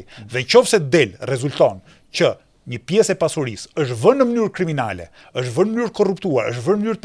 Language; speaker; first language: Albanian; native; Albanian